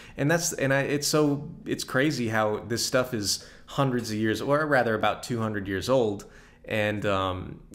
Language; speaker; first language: English; native; English